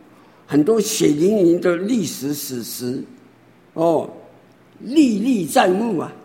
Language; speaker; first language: Chinese; native; Chinese